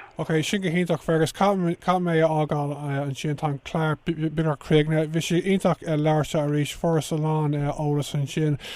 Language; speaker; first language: Irish; native; Irish